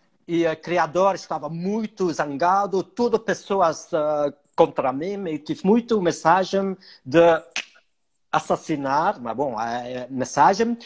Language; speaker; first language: Portuguese; non-native, learner; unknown